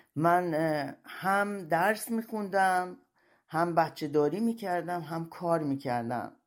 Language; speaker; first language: Persian; native; Persian